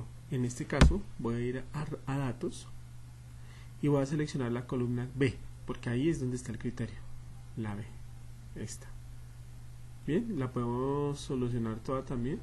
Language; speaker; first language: Spanish; native; Spanish